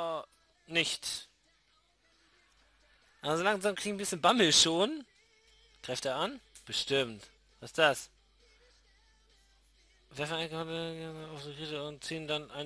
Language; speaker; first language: German; native; German